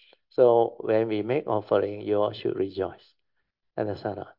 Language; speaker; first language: English; non-native, local second language; Chinese